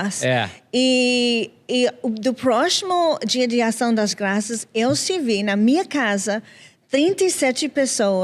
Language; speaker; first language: Portuguese; non-native, fluent; English